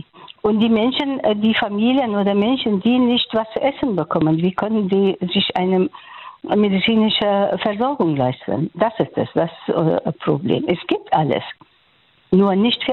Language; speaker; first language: German; non-native, fluent; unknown